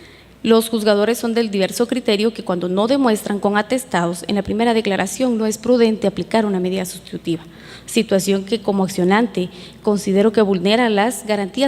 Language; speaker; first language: Spanish; native; Spanish